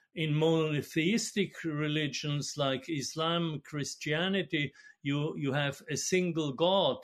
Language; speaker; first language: English; non-native, fluent; German